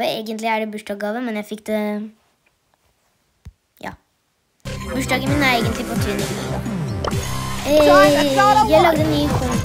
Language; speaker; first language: Norwegian; early bilingual, other home language; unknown